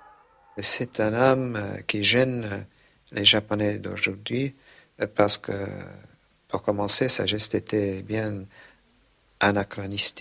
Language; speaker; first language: French; non-native, fluent; English